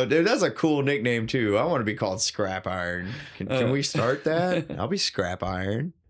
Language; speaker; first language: English; native; English